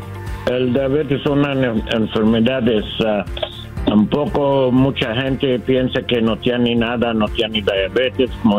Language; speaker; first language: Spanish; non-native, learner; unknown